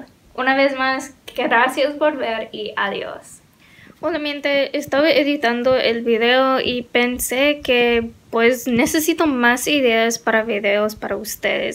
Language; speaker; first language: Spanish; non-native, learner; English